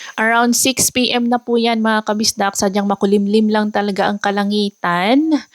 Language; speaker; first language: Filipino; non-native, local second language; Cebuano